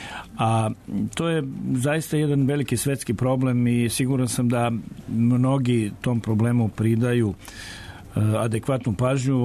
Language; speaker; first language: Serbian; native; Serbian